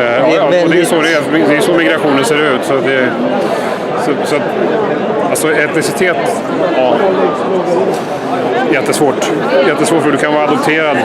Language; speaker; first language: Swedish; native; Swedish